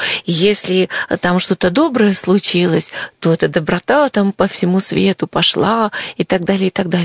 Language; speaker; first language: Russian; native; Russian